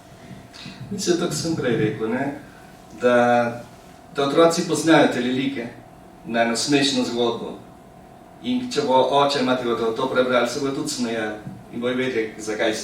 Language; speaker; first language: Slovenian; early bilingual, heritage; Slovenian